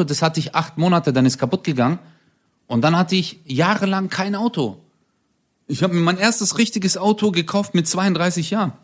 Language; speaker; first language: German; early bilingual, other home language; Turkish